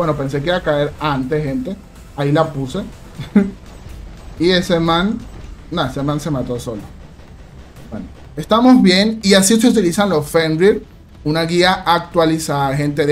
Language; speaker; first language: Spanish; native; Spanish